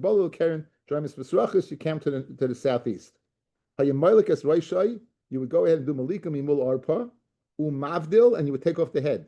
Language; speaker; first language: English; native; English